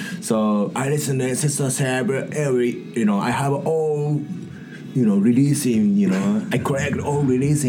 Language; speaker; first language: English; non-native, learner; Japanese